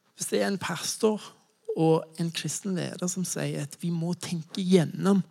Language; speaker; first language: Norwegian; non-native, fluent; English